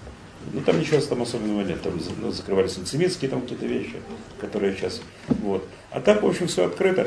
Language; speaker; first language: Russian; native; Russian